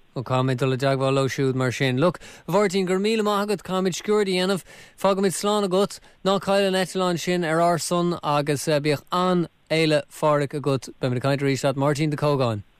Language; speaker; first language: Irish; native; Irish